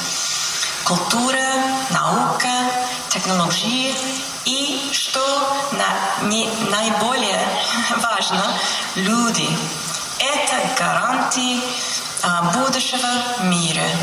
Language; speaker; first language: Russian; non-native, learner; English